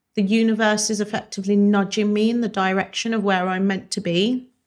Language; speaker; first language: English; native; English